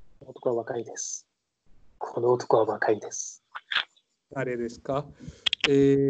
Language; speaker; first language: Japanese; non-native, learner; Spanish